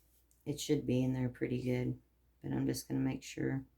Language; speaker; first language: English; native; English